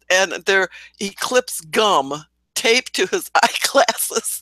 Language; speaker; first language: English; native; English